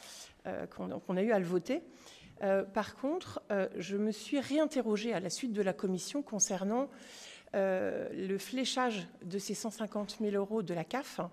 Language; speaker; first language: French; native; French